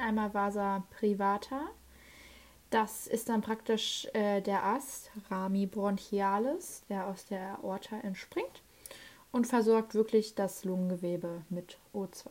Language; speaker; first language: German; native; German